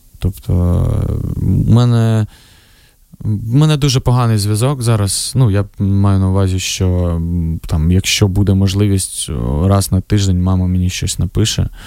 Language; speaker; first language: Ukrainian; non-native, local second language; Russian